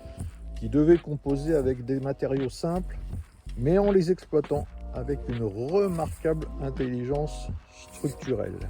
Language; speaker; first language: French; native; French